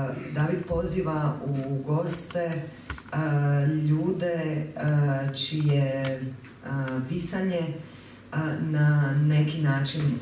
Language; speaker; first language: Croatian; native; Croatian